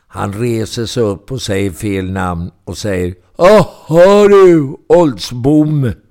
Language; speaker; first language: Swedish; native; Swedish